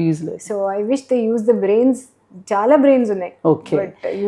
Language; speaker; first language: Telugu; non-native, learner; Hindi